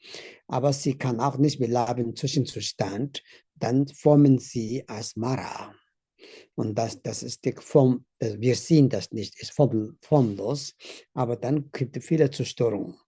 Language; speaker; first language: German; non-native, learner; Tibetan